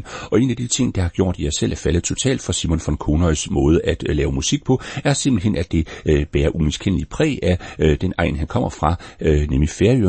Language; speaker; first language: Danish; native; Danish